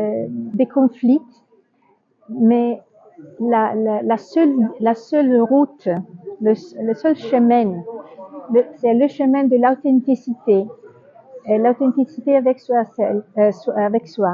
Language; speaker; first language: French; non-native, fluent; Italian